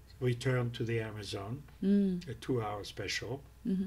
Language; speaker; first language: English; non-native, fluent; French